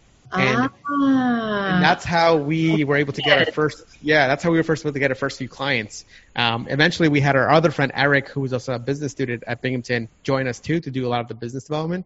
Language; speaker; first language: English; native; English